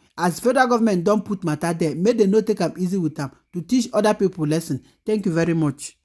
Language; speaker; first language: Nigerian Pidgin; non-native, local second language; Igbo